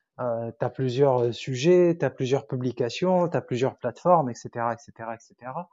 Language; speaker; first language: French; non-native, local second language; Arabic